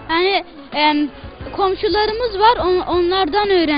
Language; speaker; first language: Turkish; early bilingual, other home language; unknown